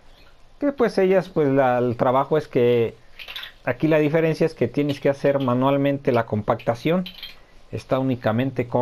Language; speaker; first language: Spanish; native; Spanish